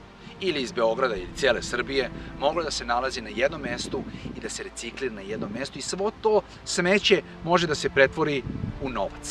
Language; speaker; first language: Serbian; native; Serbian